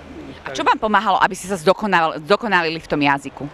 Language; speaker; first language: Slovak; native; Slovak